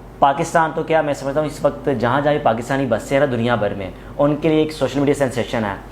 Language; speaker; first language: Urdu; native; Urdu